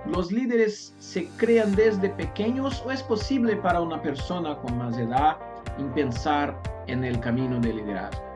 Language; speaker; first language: Spanish; non-native, learner; Portuguese